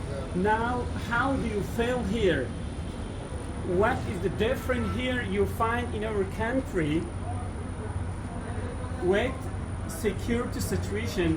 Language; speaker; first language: English; non-native, learner; Persian